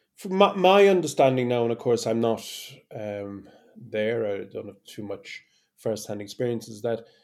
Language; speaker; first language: English; native; English